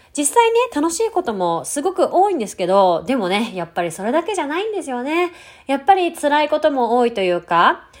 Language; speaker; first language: Japanese; native; Japanese